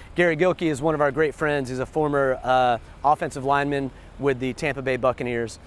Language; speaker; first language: English; native; English